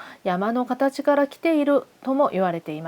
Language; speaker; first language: Japanese; non-native, fluent; Korean